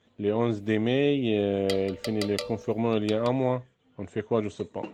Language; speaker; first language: French; non-native, learner; Arabic